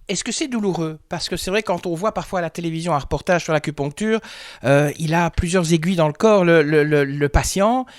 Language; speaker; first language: French; native; French